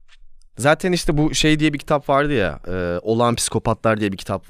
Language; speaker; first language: Turkish; native; Turkish